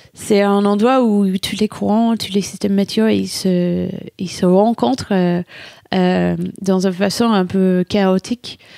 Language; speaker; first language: French; non-native, fluent; English